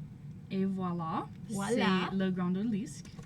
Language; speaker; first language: French; non-native, learner; English